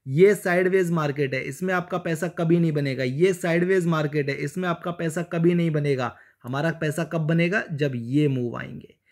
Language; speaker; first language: Hindi; native; Hindi